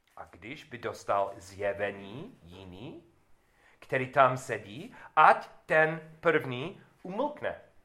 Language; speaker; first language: Czech; non-native, learner; English